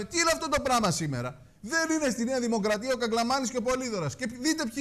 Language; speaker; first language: Greek; native; Greek